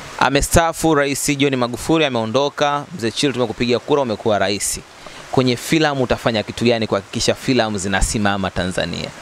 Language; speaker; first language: Swahili; native; Swahili